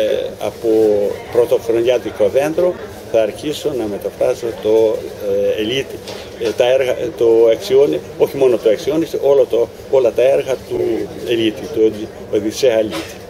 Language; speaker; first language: Greek; non-native, learner; Ukrainian